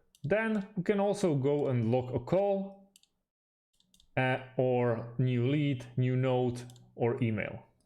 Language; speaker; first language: English; non-native, fluent; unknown